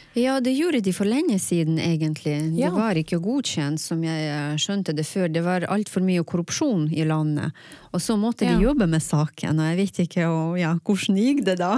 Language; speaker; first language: Norwegian; non-native, fluent; Russian